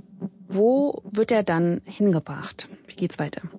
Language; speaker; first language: German; native; German